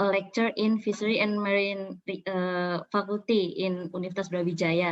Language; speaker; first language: English; non-native, learner; Indonesian